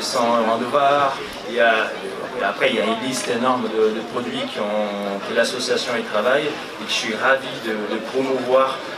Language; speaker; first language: French; non-native, fluent; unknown